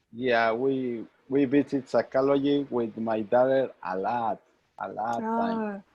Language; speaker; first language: English; non-native, learner; Spanish